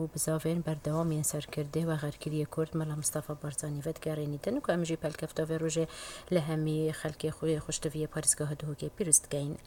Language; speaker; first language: Kurdish; native; Kurdish